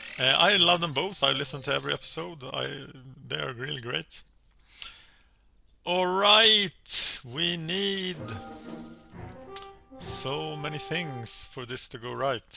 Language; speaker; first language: English; non-native, fluent; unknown